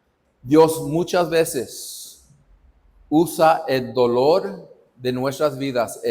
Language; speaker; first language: Spanish; non-native, fluent; English